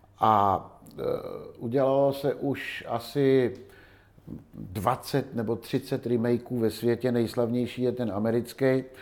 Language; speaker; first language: Czech; native; Czech